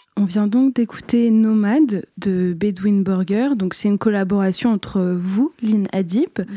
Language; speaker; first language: French; native; French